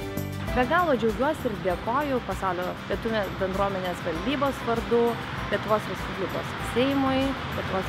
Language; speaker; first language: Lithuanian; native; Lithuanian